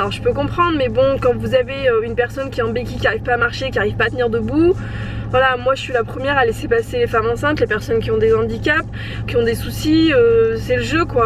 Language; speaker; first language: French; native; French